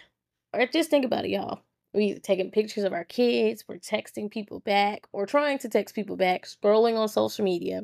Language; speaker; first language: English; native; English